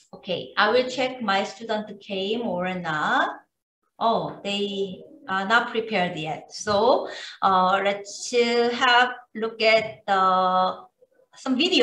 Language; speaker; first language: English; non-native, learner; Korean